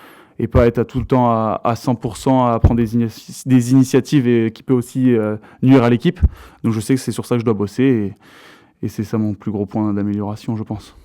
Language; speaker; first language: French; native; French